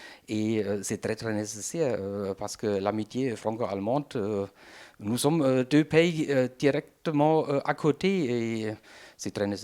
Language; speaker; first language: French; non-native, learner; German